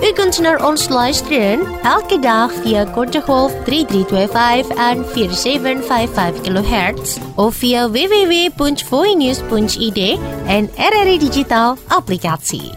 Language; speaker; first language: Dutch; non-native, learner; Indonesian